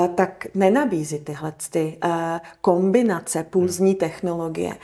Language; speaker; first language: Czech; native; Czech